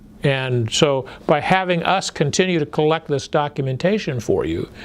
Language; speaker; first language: English; native; English